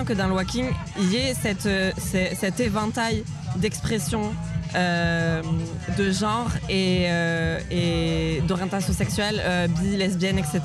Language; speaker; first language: French; native; French